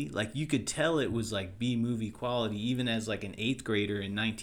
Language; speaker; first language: English; native; English